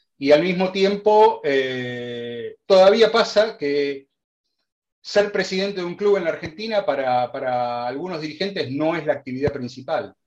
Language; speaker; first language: Spanish; native; Spanish